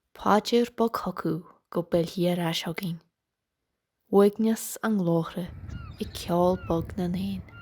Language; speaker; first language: Irish; native; Irish